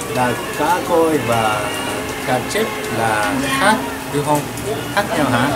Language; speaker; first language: Vietnamese; non-native, learner; Japanese